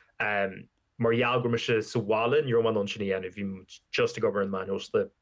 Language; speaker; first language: Irish; native; Irish